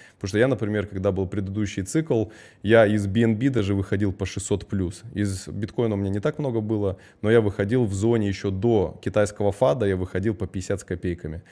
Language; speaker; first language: Russian; early bilingual, heritage; Russian